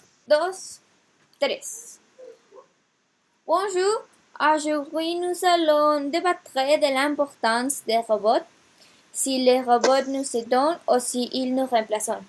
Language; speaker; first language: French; non-native, learner; Spanish